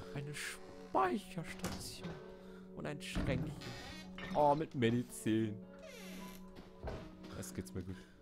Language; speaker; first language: German; native; German